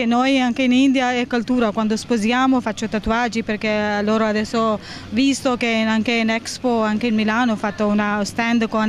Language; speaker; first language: Italian; non-native, learner; Hindi